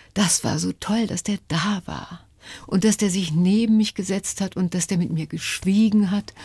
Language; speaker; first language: German; native; German